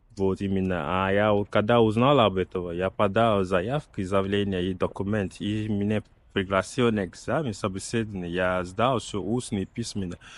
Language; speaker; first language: Russian; non-native, learner; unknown